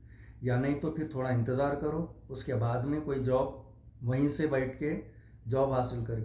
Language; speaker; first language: Hindi; native; Hindi